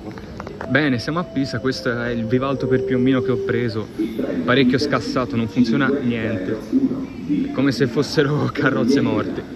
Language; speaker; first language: Italian; native; Italian